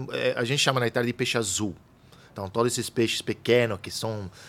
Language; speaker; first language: Portuguese; non-native, fluent; Italian